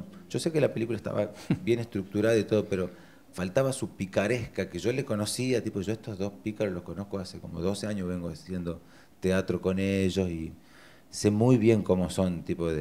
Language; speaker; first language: Spanish; native; Spanish